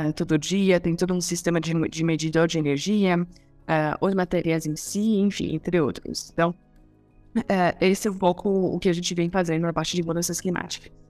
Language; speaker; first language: Portuguese; non-native, fluent; French